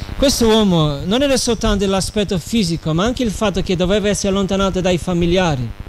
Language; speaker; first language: Italian; non-native, fluent; English